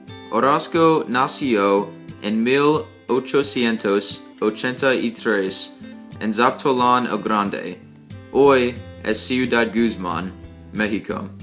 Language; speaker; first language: Spanish; non-native, learner; English